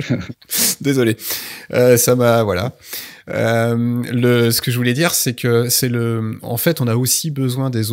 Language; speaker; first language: French; native; French